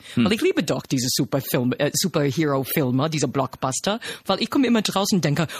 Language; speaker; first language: German; non-native, fluent; English